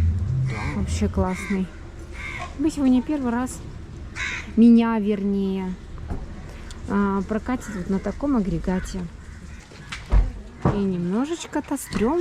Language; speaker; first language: Russian; native; Russian